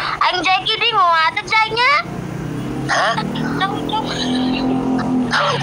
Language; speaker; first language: Vietnamese; non-native, learner; Indonesian